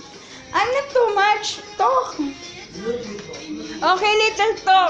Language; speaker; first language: English; non-native, learner; Filipino